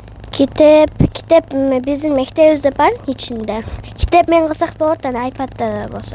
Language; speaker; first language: Kyrgyz; early bilingual, heritage; Kyrgyz